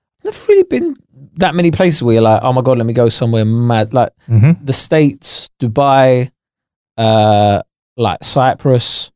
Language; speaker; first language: English; native; English